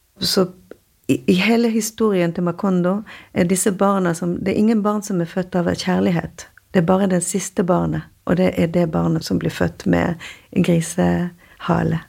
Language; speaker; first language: Norwegian; non-native, fluent; Spanish